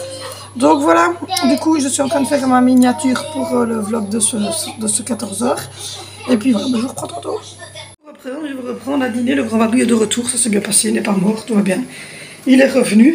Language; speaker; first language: French; native; French